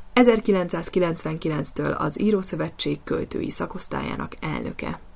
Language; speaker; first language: Hungarian; native; Hungarian